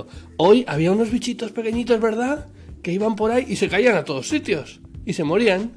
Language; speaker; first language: Spanish; native; Spanish